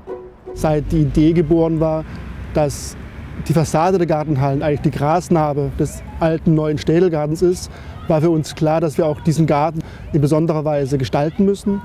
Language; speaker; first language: German; native; German